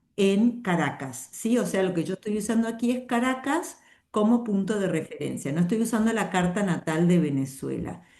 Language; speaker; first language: Spanish; native; Spanish